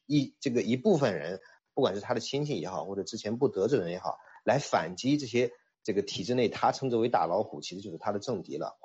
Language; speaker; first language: Chinese; native; Chinese